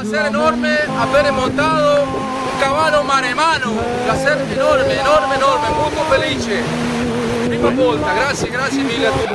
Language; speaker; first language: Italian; non-native, learner; Spanish